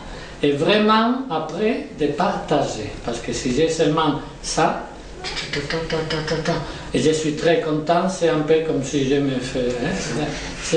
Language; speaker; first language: French; non-native, learner; Spanish